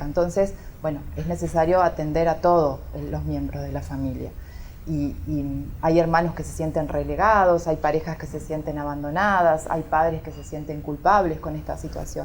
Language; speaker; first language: Spanish; native; Spanish